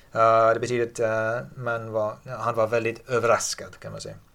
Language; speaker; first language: Swedish; non-native, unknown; English